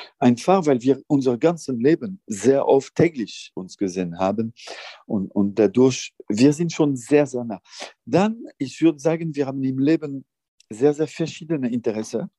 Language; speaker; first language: German; non-native, fluent; French